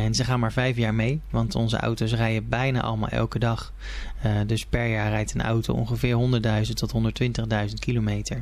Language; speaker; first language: Dutch; native; Dutch